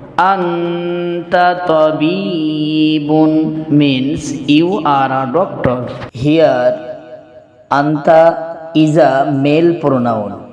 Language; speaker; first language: English; non-native, local second language; Bangla